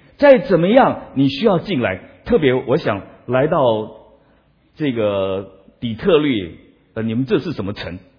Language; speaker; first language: Chinese; non-native, local second language; Min Nan Chinese